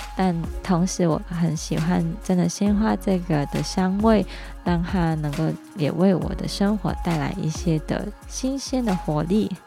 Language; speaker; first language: Chinese; non-native, local second language; Cantonese